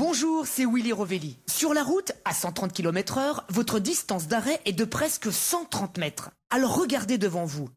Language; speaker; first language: French; native; French